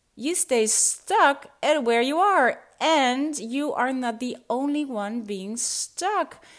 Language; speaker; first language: English; non-native, fluent; Dutch